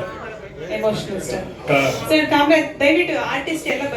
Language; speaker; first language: Kannada; native; Kannada